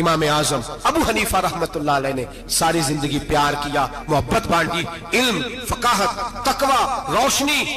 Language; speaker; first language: Hindi; non-native, local second language; Punjabi